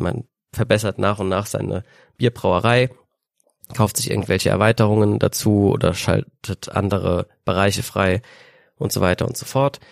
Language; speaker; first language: German; native; German